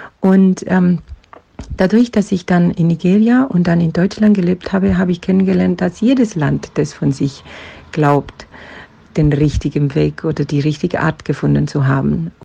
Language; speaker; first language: German; non-native, fluent; Romanian